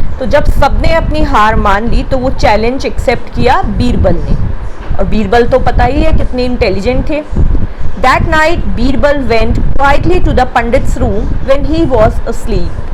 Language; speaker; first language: Hindi; native; Hindi